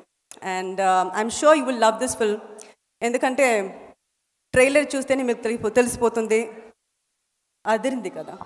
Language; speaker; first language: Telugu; non-native, fluent; Tamil